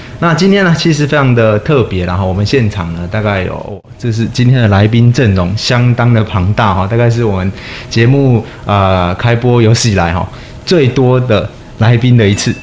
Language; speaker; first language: Chinese; native; Chinese